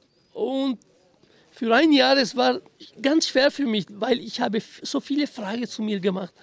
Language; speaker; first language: German; non-native, fluent; Italian